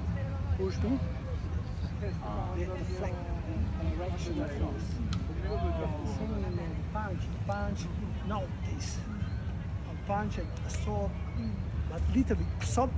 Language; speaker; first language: English; non-native, learner; Italian